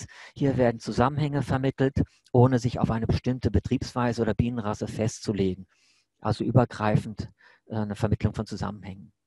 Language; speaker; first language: German; native; German